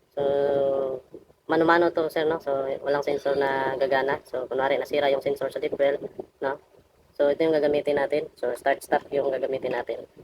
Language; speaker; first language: Filipino; non-native, local second language; Cebuano